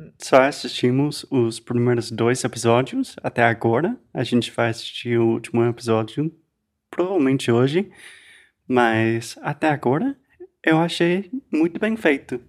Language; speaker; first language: Portuguese; non-native, fluent; English